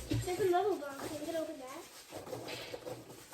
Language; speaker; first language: English; native; English